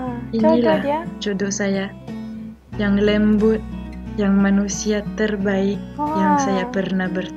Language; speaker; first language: Indonesian; non-native, fluent; French